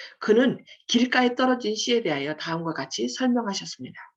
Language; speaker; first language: Korean; native; Korean